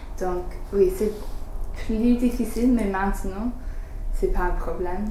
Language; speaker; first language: French; non-native, learner; English